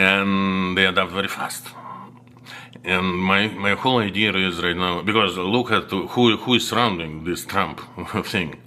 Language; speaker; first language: English; non-native, fluent; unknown